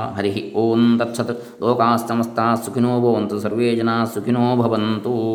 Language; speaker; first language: Hindi; non-native, local second language; Kannada